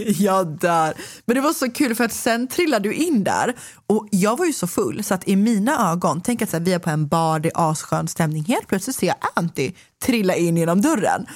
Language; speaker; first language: Swedish; native; Swedish